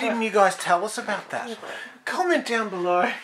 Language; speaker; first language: English; native; English